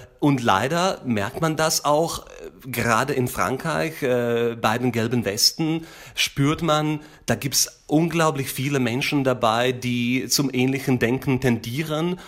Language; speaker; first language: German; non-native, fluent; Slovak